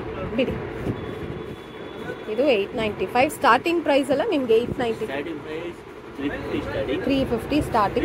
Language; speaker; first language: Kannada; native; Kannada